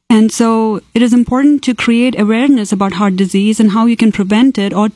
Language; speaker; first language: English; non-native, local second language; Malayalam